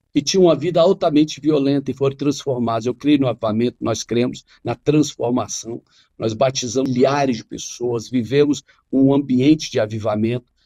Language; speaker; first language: Portuguese; non-native, fluent; Arabic